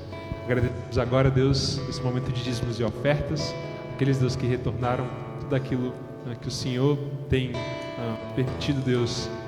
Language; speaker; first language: Portuguese; native; Portuguese